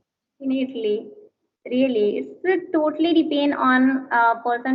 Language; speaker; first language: English; non-native, learner; Hindi